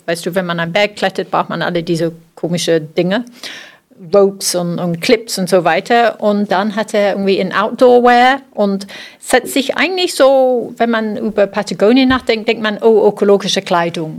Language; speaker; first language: German; non-native, fluent; English